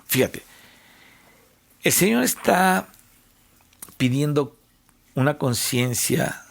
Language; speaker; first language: Spanish; native; Spanish